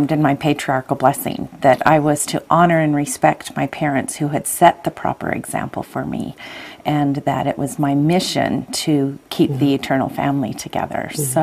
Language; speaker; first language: English; native; English